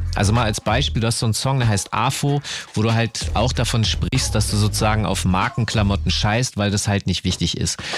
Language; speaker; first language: German; native; German